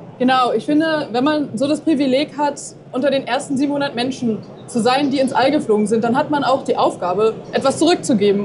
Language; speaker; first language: German; native; German